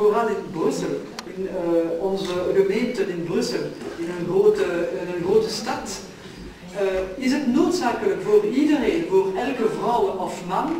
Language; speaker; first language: Dutch; non-native, local second language; French